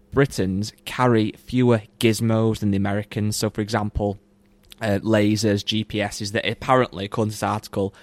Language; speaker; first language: English; native; English